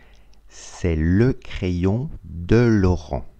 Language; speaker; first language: French; non-native, fluent; Russian